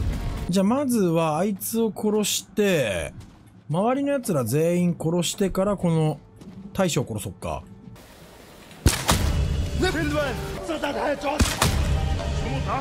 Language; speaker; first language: Japanese; native; Japanese